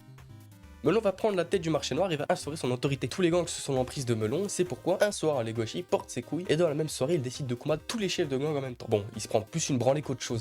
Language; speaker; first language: French; native; French